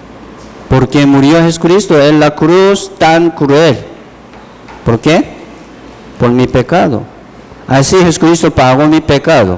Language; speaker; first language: Spanish; non-native, learner; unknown